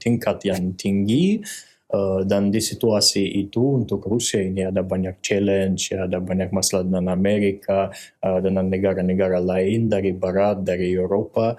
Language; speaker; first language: Indonesian; non-native, fluent; Russian